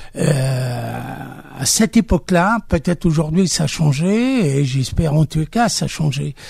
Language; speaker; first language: French; non-native, local second language; Kabyle